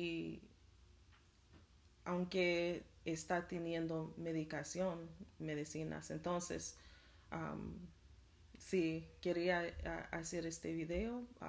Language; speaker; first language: Spanish; non-native, learner; English